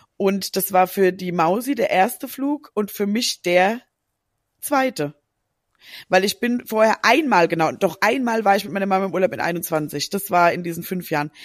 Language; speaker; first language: German; native; German